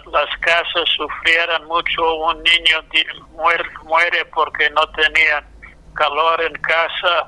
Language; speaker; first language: Spanish; non-native, fluent; English